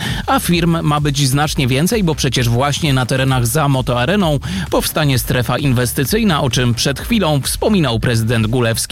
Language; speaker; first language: Polish; native; Polish